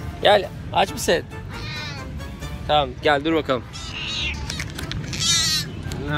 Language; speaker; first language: Turkish; native; Turkish